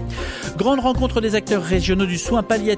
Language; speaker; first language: French; native; French